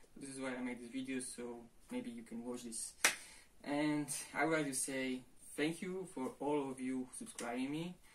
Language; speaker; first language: English; non-native, fluent; Polish